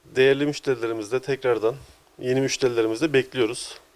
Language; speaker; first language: Turkish; native; Turkish